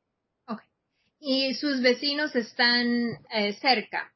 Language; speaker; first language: Spanish; non-native, fluent; English